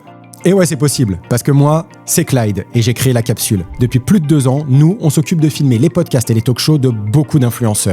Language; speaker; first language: French; native; French